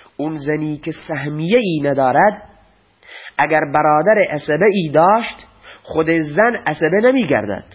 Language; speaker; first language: Persian; non-native, local second language; Baluchi